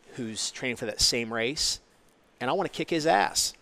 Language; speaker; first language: English; native; English